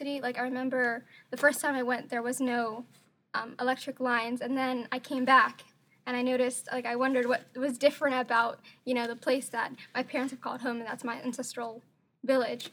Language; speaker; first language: English; non-native, local second language; Somali